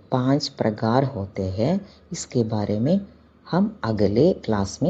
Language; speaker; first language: Hindi; non-native, local second language; Malayalam